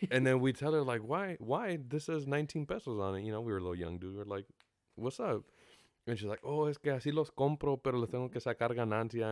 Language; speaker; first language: English; early bilingual, other home language; Spanish